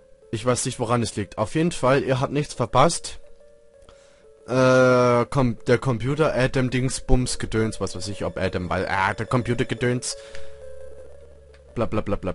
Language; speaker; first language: German; native; German